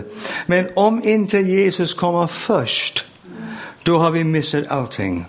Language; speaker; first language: Swedish; non-native, fluent; English